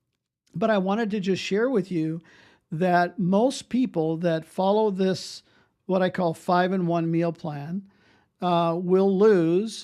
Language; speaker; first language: English; native; English